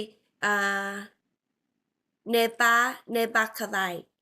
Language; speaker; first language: French; non-native, learner; Vietnamese